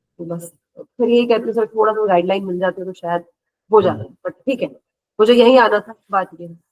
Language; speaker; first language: Hindi; native; Hindi